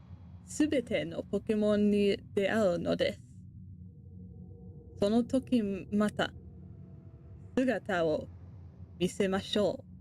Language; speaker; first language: Japanese; non-native, learner; English